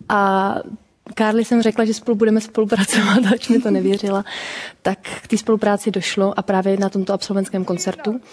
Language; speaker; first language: Czech; native; Czech